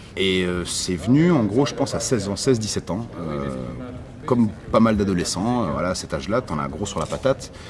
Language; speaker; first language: French; early bilingual, other home language; Arabic